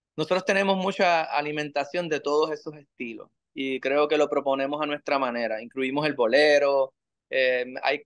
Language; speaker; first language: Spanish; native; Spanish